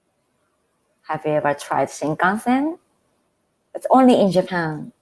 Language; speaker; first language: English; non-native, fluent; Japanese